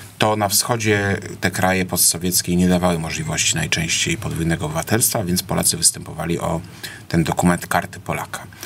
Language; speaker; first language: Polish; native; Polish